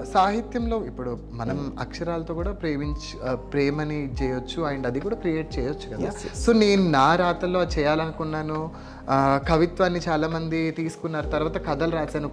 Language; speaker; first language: Telugu; non-native, local second language; Lambadi